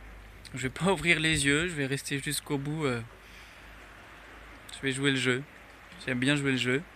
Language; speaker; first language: French; native; French